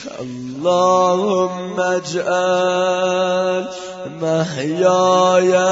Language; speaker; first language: Arabic; non-native, fluent; Persian